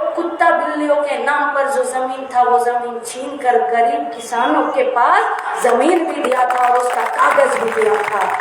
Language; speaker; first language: Hindi; non-native, local second language; Bangla